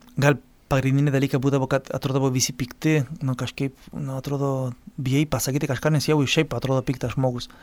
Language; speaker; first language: Lithuanian; non-native, fluent; Spanish